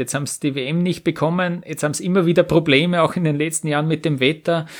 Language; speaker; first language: German; native; German